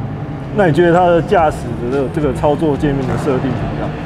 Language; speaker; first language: Chinese; native; Chinese